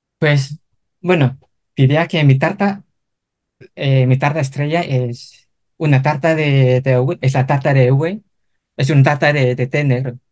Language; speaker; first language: Spanish; non-native, fluent; Cantonese